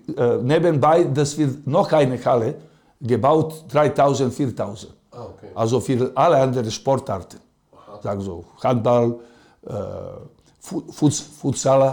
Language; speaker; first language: German; non-native, fluent; Serbian